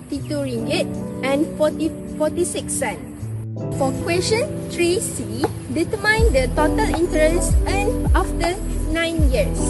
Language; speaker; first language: English; non-native, local second language; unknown